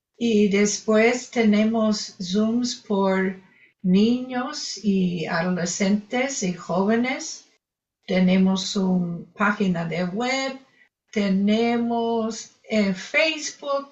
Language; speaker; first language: Spanish; non-native, fluent; English